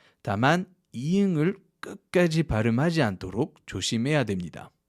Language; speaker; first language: Korean; non-native, fluent; French